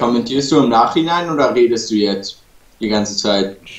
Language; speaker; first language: German; early bilingual, heritage; German